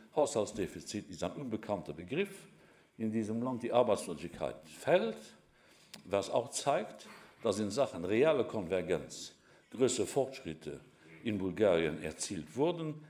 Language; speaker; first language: German; non-native, local second language; Luxembourgish